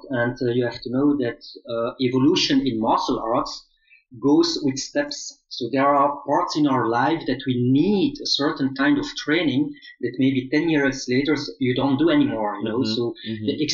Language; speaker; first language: English; non-native, fluent; Dutch